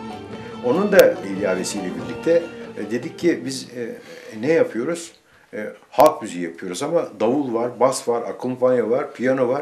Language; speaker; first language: Turkish; native; Turkish